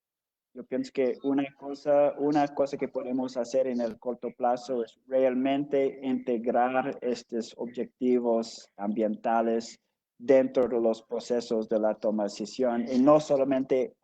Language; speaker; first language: Spanish; non-native, fluent; English